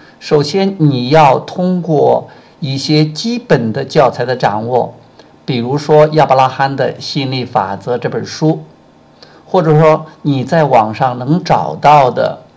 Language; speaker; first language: Chinese; native; Chinese